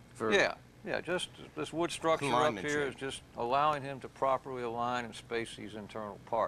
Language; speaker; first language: English; native; English